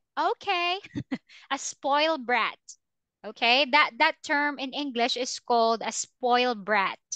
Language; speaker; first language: English; non-native, fluent; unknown